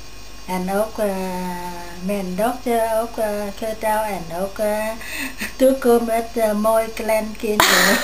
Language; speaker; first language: Dutch; non-native, learner; Vietnamese